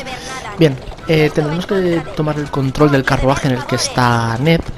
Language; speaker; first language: Spanish; native; Spanish